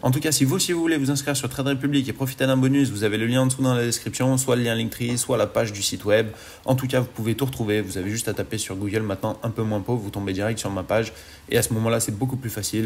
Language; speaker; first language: French; native; French